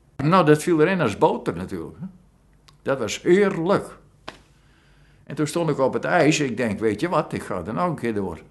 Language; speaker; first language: Dutch; native; Dutch